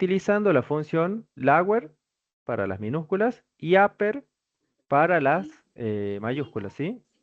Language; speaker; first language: Spanish; native; Spanish